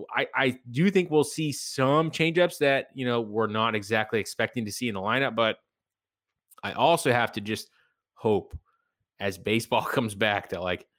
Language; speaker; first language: English; native; English